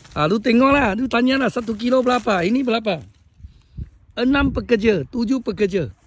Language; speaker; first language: Malay; non-native, local second language; Chinese